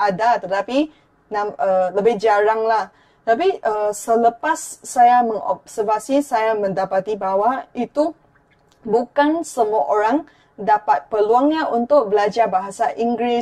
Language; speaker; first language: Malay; non-native, fluent; Chinese